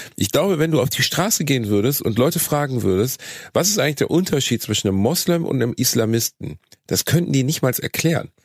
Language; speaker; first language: German; native; German